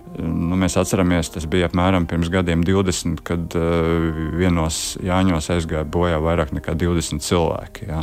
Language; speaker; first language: Latvian; native; Latvian